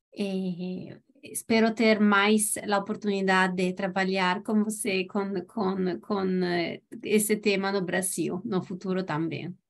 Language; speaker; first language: Portuguese; non-native, learner; Italian